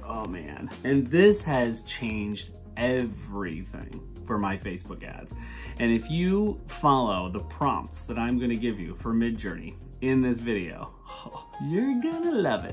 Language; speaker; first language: English; native; English